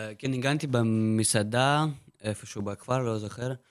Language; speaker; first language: Hebrew; non-native, learner; Russian